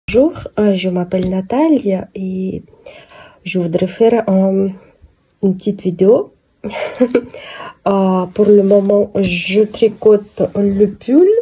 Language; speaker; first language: French; non-native, fluent; Russian